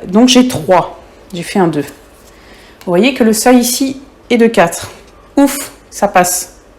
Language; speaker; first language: French; native; French